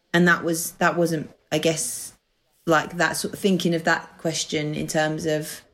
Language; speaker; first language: English; native; English